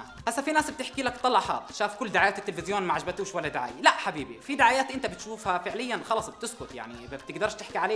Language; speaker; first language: Arabic; native; Arabic